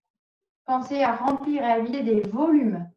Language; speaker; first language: French; native; French